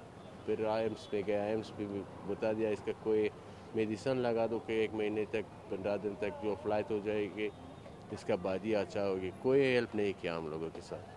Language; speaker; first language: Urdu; non-native, learner; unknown